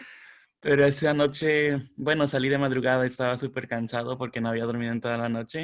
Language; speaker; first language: Spanish; early bilingual, heritage; Spanish